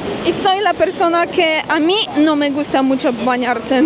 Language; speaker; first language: Spanish; non-native, fluent; Polish